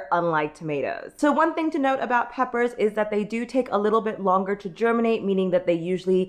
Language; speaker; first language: English; native; English